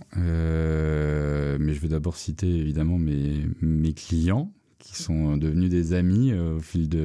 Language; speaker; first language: French; native; French